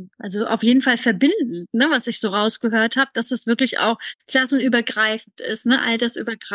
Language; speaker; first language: German; native; German